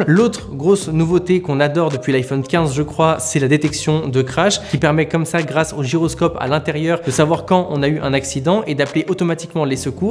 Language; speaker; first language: French; native; French